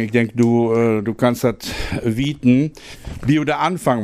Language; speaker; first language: German; native; German